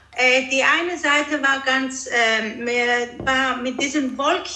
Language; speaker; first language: German; early bilingual, heritage; Greek